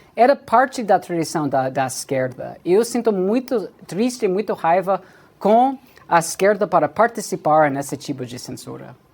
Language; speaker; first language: Portuguese; non-native, fluent; English